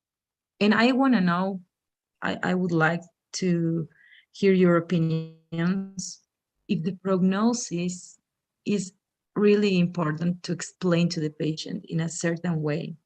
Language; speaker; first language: English; non-native, fluent; Spanish